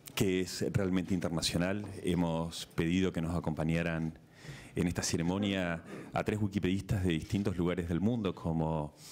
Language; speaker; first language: Spanish; native; Spanish